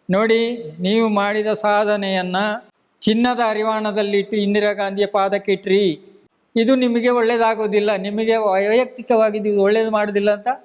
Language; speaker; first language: Kannada; native; Kannada